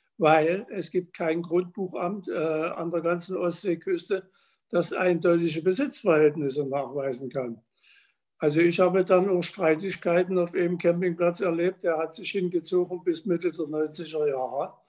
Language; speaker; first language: German; native; German